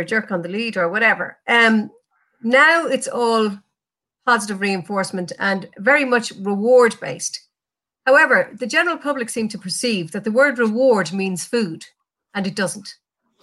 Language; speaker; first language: English; native; English